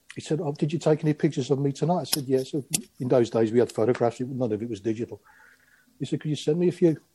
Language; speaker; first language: English; native; English